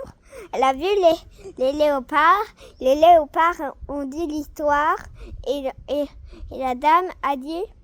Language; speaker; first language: French; early bilingual, heritage; French